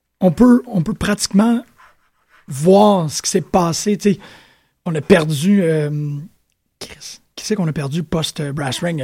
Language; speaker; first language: French; native; French